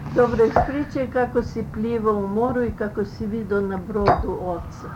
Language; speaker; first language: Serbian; early bilingual, other home language; Russian